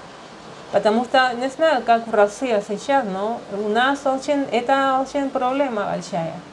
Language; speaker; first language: Russian; non-native, learner; Spanish